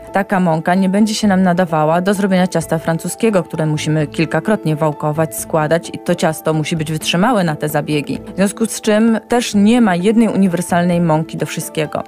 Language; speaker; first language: Polish; native; Polish